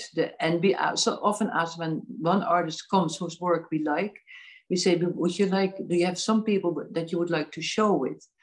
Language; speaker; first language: English; non-native, fluent; Dutch